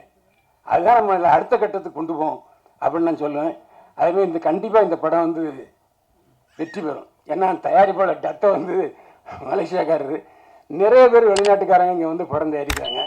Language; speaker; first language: Tamil; native; Tamil